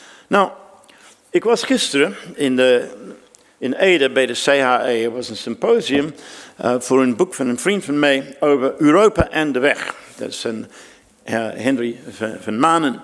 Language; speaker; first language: Dutch; non-native, fluent; English